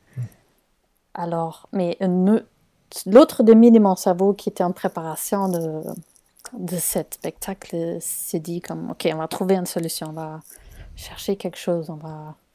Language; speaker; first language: French; non-native, fluent; German